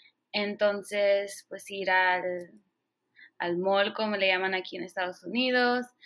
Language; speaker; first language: Spanish; early bilingual, heritage; Spanish